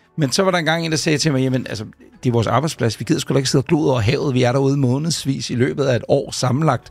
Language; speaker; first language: Danish; native; Danish